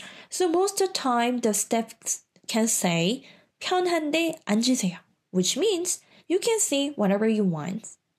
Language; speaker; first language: English; non-native, fluent; Korean